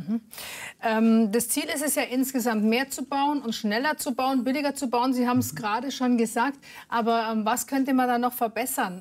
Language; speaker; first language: German; native; German